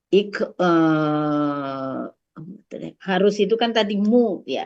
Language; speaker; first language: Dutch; non-native, learner; Indonesian